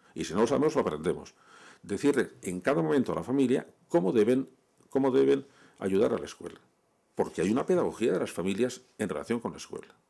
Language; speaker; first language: Spanish; native; Spanish